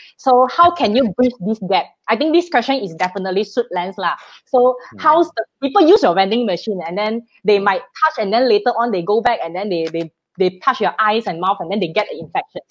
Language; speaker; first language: English; non-native, local second language; Chinese